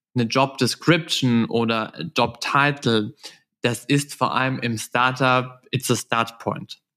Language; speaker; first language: German; native; German